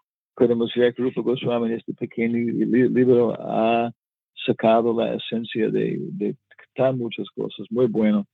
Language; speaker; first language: Spanish; non-native, learner; English